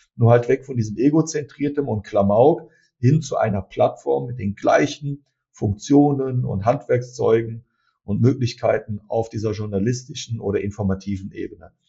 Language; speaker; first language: German; early bilingual, other home language; Turkish